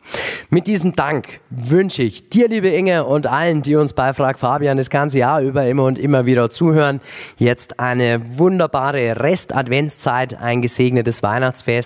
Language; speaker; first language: German; native; German